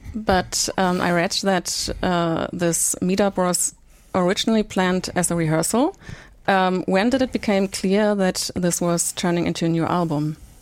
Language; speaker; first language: English; non-native, fluent; German